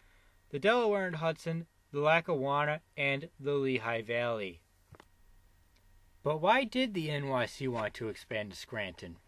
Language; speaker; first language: English; native; English